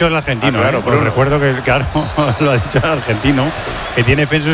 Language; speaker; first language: Spanish; native; Spanish